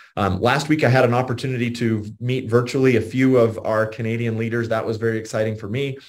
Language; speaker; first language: English; native; English